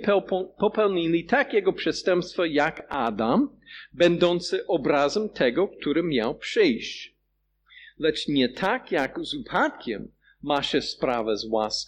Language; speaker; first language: Polish; non-native, fluent; English